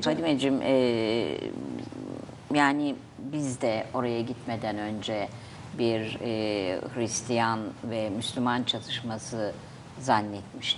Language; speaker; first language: Turkish; native; Turkish